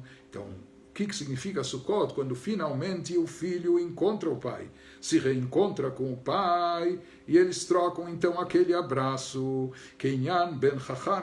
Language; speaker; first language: Portuguese; native; Portuguese